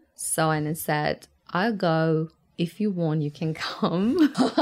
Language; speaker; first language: English; non-native, fluent; Persian